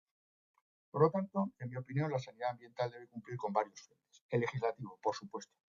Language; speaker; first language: Spanish; native; Spanish